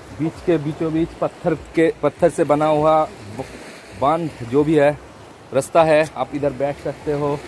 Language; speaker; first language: Hindi; non-native, local second language; Bangla